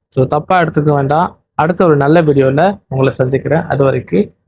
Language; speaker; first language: Tamil; non-native, local second language; Urdu